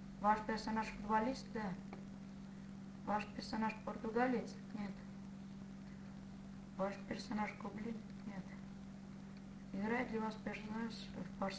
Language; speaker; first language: Russian; non-native, fluent; Armenian